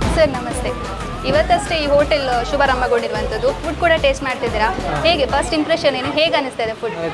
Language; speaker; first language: Kannada; native; Kannada